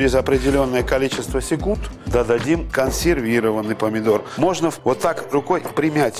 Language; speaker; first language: Russian; native; Russian